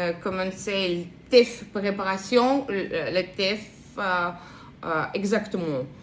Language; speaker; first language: French; non-native, learner; Russian